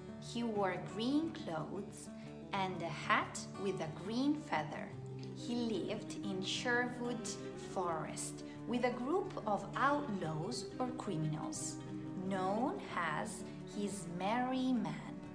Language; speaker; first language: English; non-native, fluent; Italian